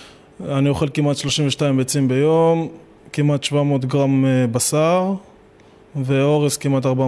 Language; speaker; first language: Hebrew; native; Hebrew